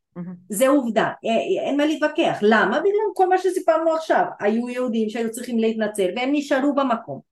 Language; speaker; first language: Hebrew; non-native, fluent; Spanish